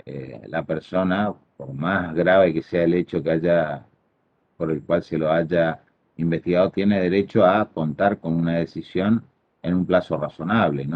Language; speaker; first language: Spanish; native; Spanish